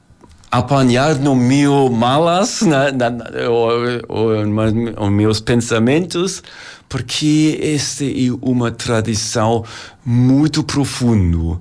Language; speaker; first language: Portuguese; non-native, learner; German